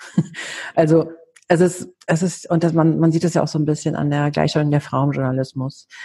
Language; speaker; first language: German; early bilingual, heritage; Greek